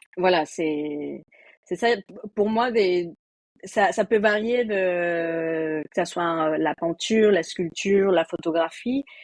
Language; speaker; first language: French; non-native, fluent; Spanish